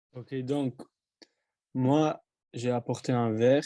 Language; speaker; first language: French; non-native, learner; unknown